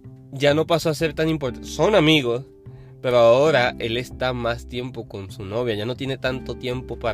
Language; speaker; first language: Spanish; native; Spanish